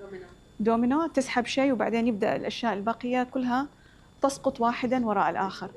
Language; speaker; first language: Arabic; native; Arabic